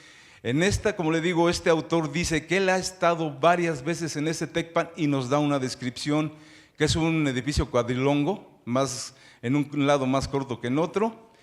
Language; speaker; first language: Spanish; native; Spanish